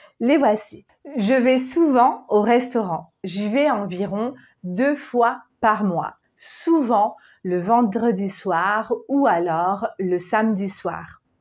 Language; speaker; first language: French; native; French